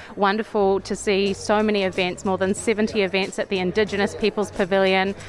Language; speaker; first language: English; native; English